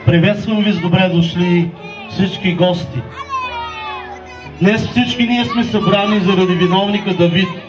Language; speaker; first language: Bulgarian; non-native, local second language; Romany